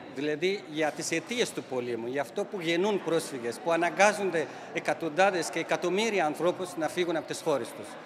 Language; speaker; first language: Greek; non-native, fluent; Persian